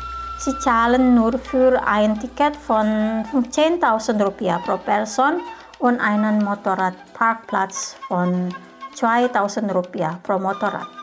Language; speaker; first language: German; non-native, fluent; Indonesian